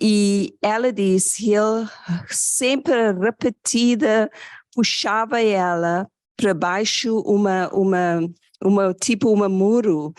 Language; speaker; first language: Portuguese; non-native, fluent; English